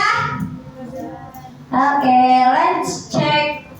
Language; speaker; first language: English; non-native, learner; Indonesian